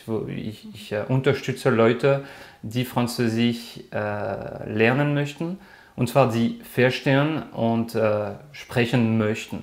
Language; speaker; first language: German; non-native, learner; French